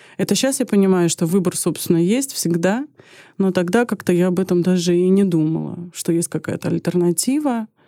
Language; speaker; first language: Russian; early bilingual, other home language; Armenian